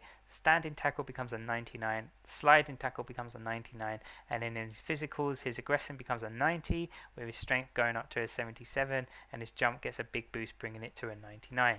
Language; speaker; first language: English; native; English